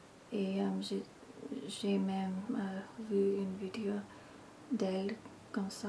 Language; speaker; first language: French; non-native, learner; English